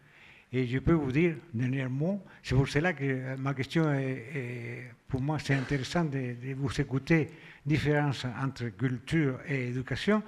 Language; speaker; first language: French; non-native, fluent; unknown